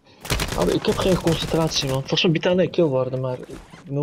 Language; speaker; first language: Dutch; non-native, local second language; Turkish